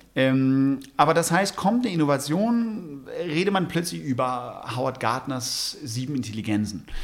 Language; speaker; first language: German; non-native, fluent; Danish